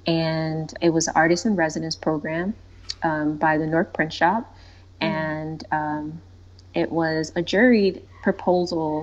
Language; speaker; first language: English; native; English